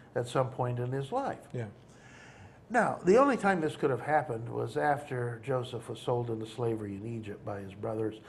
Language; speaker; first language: English; native; English